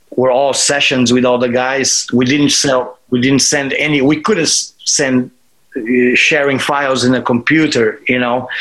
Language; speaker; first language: English; non-native, fluent; Portuguese